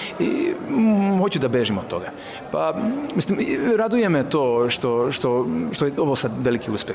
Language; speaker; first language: Serbian; non-native, local second language; Hungarian